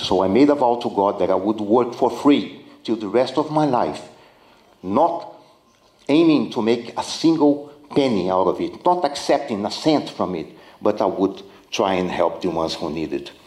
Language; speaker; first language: English; non-native, fluent; Portuguese